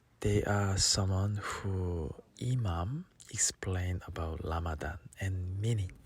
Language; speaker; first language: English; non-native, learner; Korean